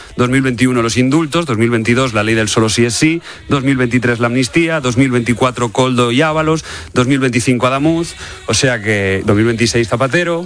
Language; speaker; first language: Spanish; native; Spanish